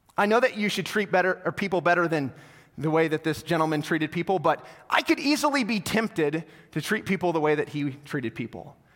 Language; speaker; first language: English; native; English